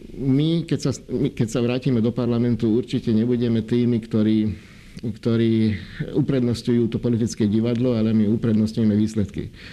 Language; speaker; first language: Slovak; non-native, local second language; Hungarian